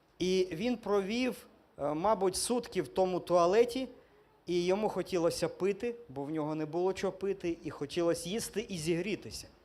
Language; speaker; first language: Ukrainian; non-native, local second language; Russian